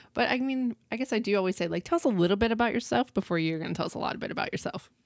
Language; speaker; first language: English; native; English